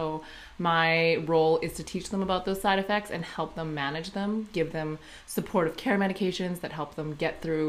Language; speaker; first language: English; native; English